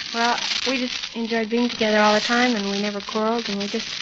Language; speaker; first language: English; native; English